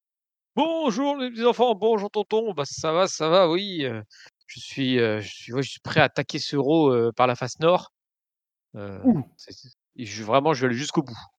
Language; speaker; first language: French; native; French